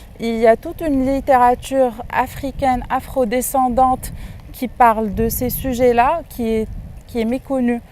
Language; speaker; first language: French; non-native, local second language; Arabic